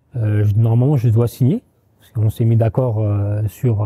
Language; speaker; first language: French; native; French